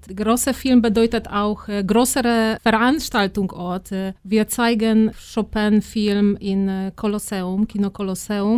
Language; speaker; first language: German; non-native, fluent; Polish